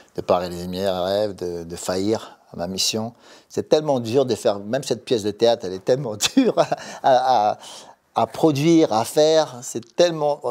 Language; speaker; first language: French; native; French